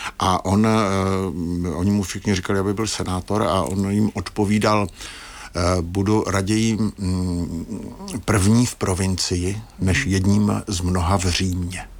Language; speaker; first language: Czech; native; Czech